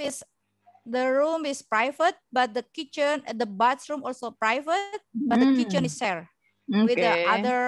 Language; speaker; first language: English; non-native, learner; Indonesian